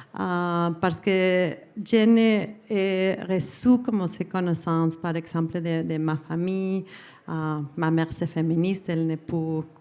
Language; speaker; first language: French; non-native, fluent; Spanish